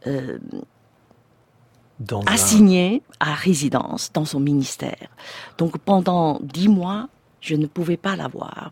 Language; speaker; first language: French; non-native, fluent; Chinese